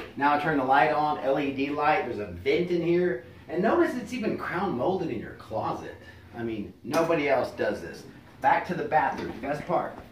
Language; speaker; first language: English; native; English